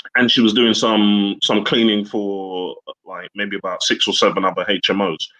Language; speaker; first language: English; native; English